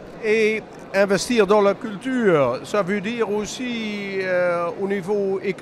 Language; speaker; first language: French; non-native, fluent; Dutch